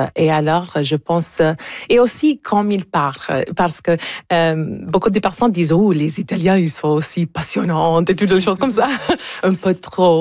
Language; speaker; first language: French; early bilingual, heritage; English